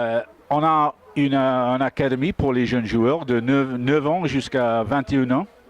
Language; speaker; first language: French; non-native, fluent; English